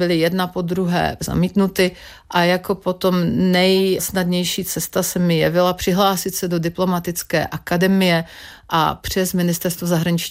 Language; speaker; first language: Czech; native; Czech